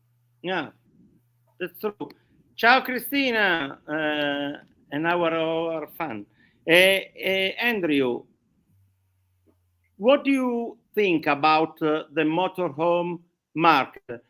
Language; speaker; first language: English; non-native, learner; Italian